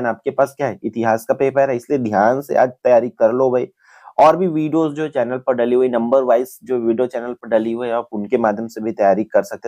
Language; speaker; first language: Hindi; native; Hindi